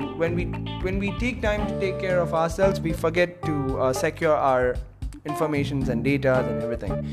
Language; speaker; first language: English; non-native, local second language; Malayalam